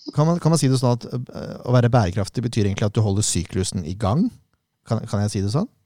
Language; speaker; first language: Norwegian; native; Norwegian